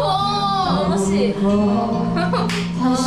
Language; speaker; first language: Korean; non-native, fluent; Japanese